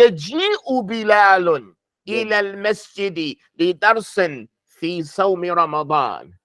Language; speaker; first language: Arabic; non-native, fluent; English